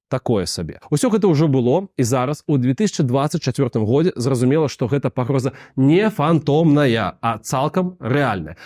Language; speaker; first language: Belarusian; non-native, local second language; Russian